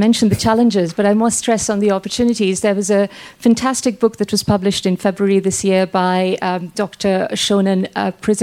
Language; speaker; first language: English; non-native, local second language; Sinhala